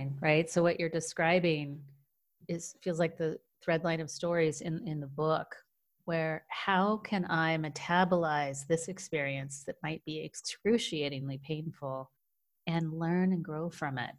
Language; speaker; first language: English; native; English